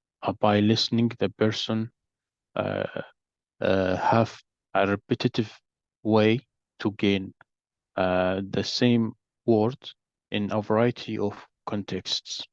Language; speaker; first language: English; non-native, learner; Arabic